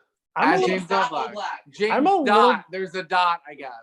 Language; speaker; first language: English; native; English